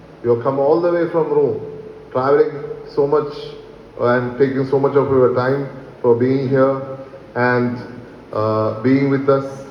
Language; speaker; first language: English; non-native, local second language; Malayalam